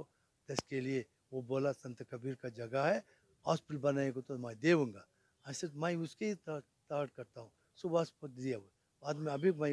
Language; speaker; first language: Hindi; non-native, local second language; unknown